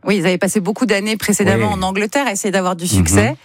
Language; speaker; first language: French; native; French